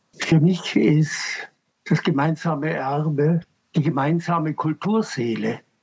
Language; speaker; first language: German; native; German